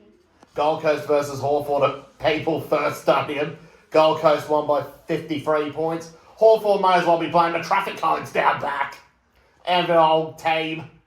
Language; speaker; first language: English; native; English